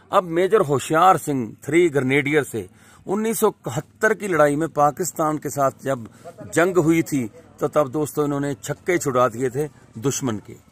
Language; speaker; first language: Hindi; non-native, local second language; Punjabi